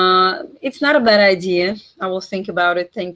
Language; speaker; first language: English; non-native, fluent; Russian